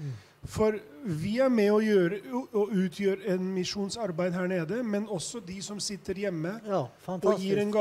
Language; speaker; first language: Swedish; non-native, fluent; Albanian